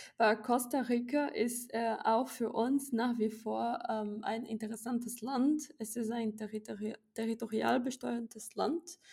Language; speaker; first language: German; non-native, fluent; Portuguese